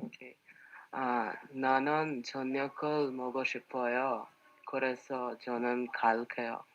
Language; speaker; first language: Korean; non-native, learner; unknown